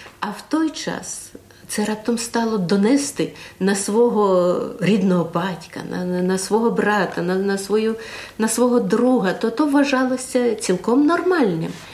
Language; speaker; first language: Ukrainian; native; Ukrainian